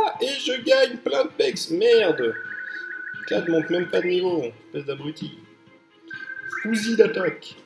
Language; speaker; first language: French; native; French